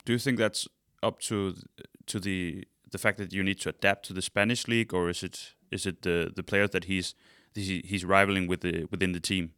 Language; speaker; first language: English; non-native, fluent; Danish